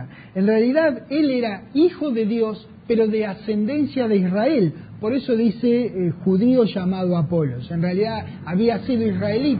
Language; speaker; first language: Spanish; native; Spanish